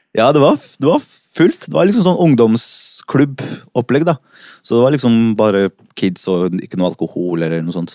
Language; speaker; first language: Norwegian; early bilingual, other home language; Spanish